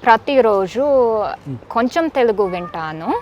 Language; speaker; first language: Telugu; non-native, learner; English